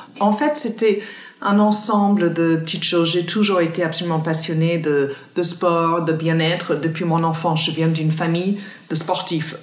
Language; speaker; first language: French; non-native, fluent; English